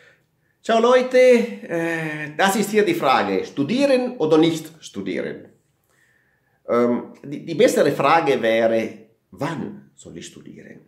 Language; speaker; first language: German; non-native, fluent; Italian